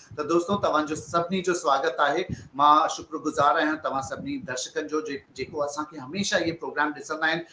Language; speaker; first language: Sindhi; early bilingual, heritage; Sindhi